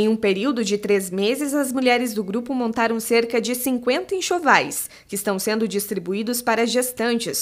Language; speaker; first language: Portuguese; native; Portuguese